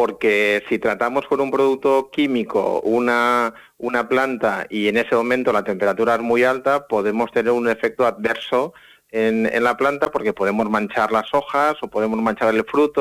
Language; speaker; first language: Spanish; native; Spanish